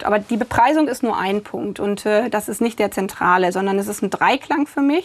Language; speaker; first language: German; native; German